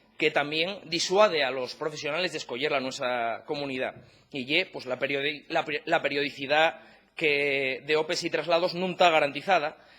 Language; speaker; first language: Asturian; native; Asturian